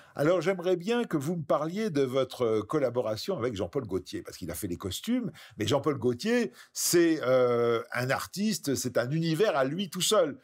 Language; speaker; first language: French; native; French